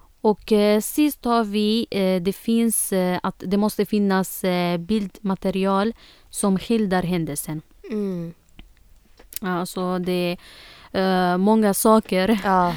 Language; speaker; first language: Swedish; non-native, fluent; Arabic